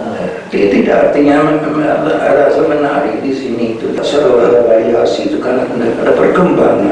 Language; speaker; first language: Indonesian; non-native, fluent; Hungarian